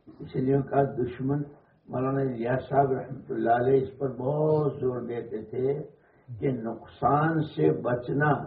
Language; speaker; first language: Urdu; non-native, local second language; Gujarati